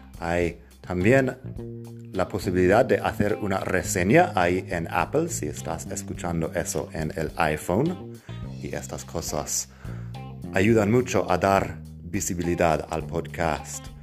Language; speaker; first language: Spanish; non-native, fluent; English